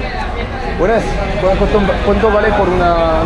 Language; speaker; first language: Spanish; non-native, learner; French